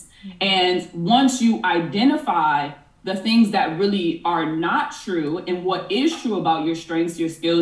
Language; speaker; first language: English; native; English